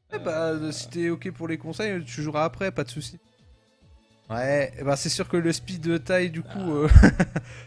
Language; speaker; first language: French; native; French